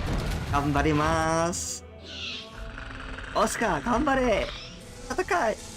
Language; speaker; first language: Japanese; non-native, learner; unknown